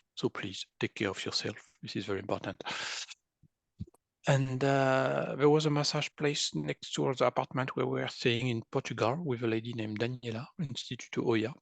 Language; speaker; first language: English; non-native, fluent; French